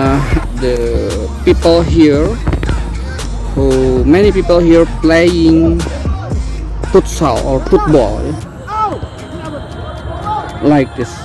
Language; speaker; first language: English; non-native, learner; Indonesian